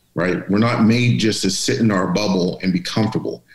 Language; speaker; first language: English; native; English